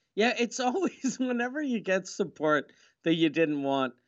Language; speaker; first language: English; non-native, fluent; French